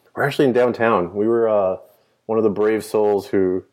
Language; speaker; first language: English; early bilingual, other home language; Spanish